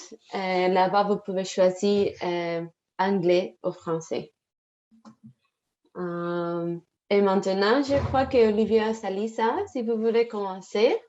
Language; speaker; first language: French; non-native, fluent; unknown